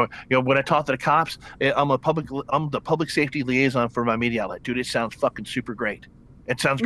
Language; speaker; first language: English; native; English